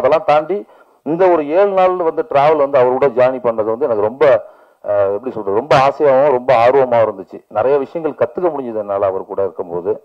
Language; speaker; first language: Tamil; native; Tamil